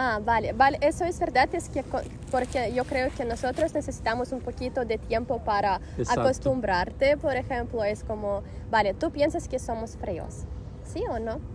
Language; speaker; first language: Spanish; non-native, fluent; Russian